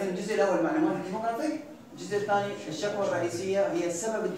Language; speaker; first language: Arabic; native; Arabic